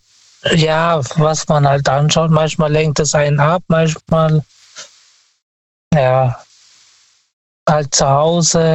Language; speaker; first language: German; non-native, fluent; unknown